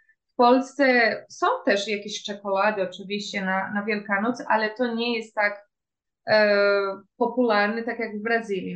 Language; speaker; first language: Polish; early bilingual, heritage; Portuguese